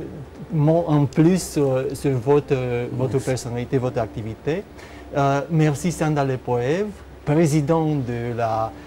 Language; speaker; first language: French; non-native, fluent; Romanian